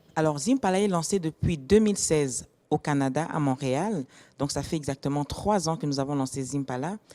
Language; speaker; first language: French; non-native, local second language; Lingala